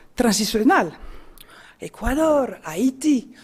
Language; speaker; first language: Spanish; non-native, fluent; French